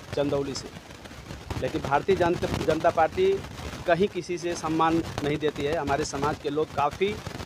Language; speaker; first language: Hindi; native; Hindi